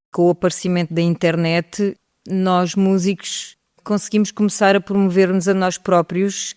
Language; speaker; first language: Portuguese; early bilingual, heritage; French